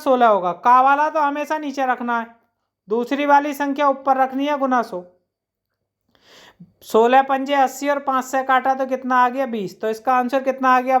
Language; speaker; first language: Hindi; native; Hindi